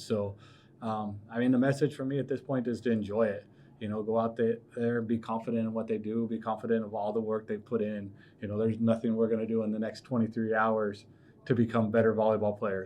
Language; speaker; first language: English; native; English